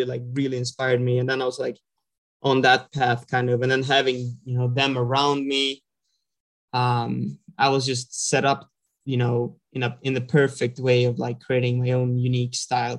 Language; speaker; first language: English; non-native, fluent; Swedish